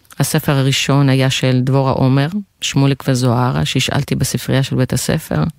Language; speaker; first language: Hebrew; non-native, fluent; Russian